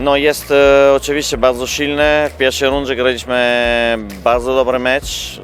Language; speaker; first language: Polish; non-native, fluent; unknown